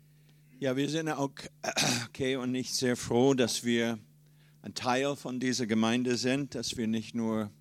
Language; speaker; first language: German; non-native, fluent; English